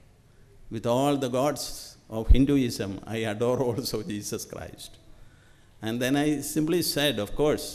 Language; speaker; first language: English; non-native, local second language; Malayalam